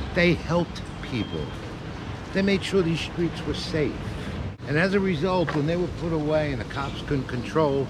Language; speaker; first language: English; native; English